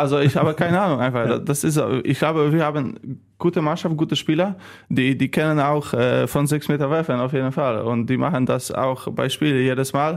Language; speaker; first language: German; non-native, learner; Polish